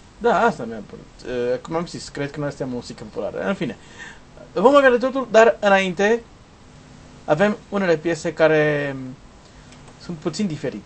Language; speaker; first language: Romanian; non-native, learner; Portuguese